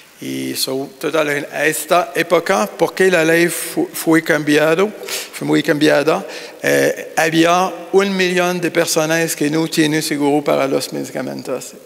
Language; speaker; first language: Spanish; non-native, learner; French